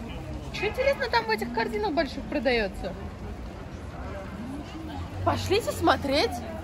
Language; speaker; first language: Russian; native; Russian